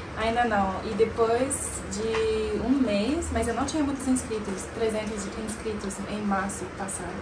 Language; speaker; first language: Portuguese; non-native, fluent; French